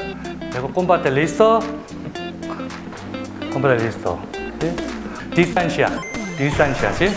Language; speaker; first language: Spanish; non-native, learner; Korean